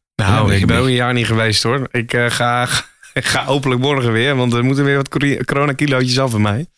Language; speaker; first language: Dutch; native; Dutch